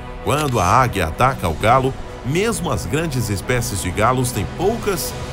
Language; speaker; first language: Portuguese; native; Portuguese